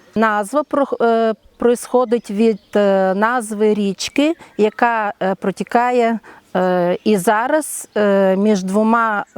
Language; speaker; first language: Ukrainian; native; Ukrainian